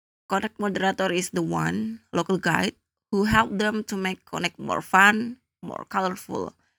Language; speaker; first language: English; non-native, learner; Indonesian